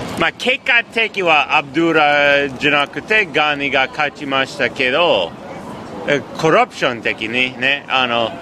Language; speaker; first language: Japanese; non-native, fluent; Persian